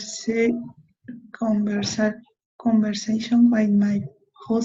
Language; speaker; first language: English; non-native, learner; Spanish